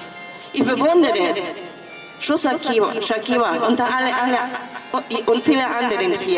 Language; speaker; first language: German; non-native, fluent; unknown